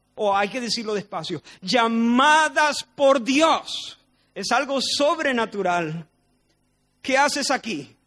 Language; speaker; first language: Spanish; native; Spanish